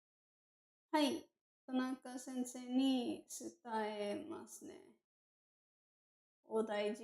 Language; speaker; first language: Japanese; non-native, learner; English